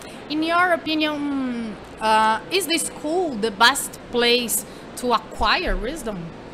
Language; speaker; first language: English; non-native, learner; Portuguese